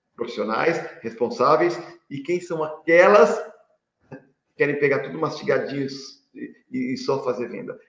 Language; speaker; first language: Portuguese; native; Portuguese